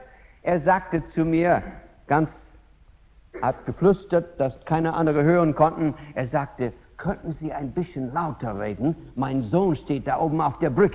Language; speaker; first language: German; non-native, fluent; English